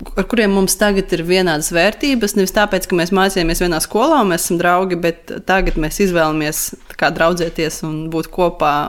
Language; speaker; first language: Latvian; non-native, local second language; Russian